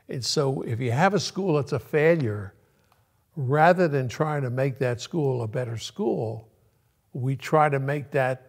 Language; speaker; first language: English; early bilingual, other home language; Yiddish